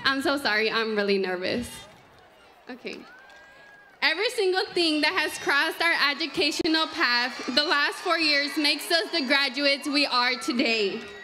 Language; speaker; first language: English; early bilingual, other home language; Spanish